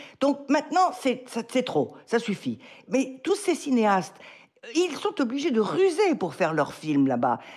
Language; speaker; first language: French; native; French